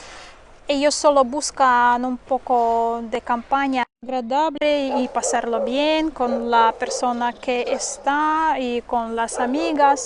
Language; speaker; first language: Spanish; non-native, fluent; Russian